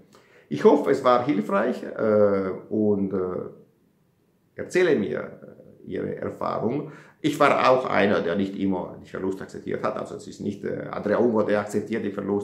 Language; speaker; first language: German; non-native, fluent; Italian